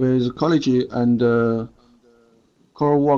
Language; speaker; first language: English; non-native, learner; Chinese